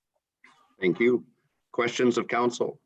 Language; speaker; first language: English; native; English